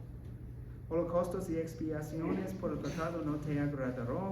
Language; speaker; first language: Spanish; non-native, learner; English